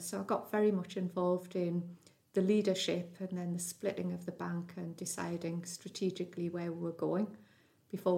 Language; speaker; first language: English; native; English